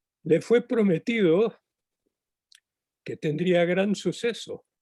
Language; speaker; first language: Spanish; non-native, fluent; English